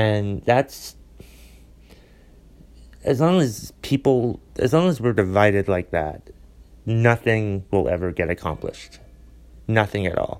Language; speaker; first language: English; native; English